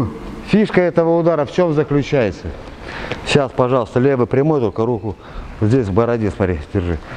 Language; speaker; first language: Russian; native; Russian